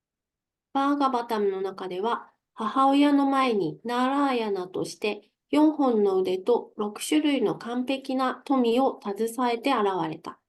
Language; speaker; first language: Japanese; native; Japanese